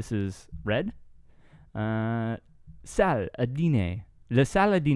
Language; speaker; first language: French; non-native, learner; English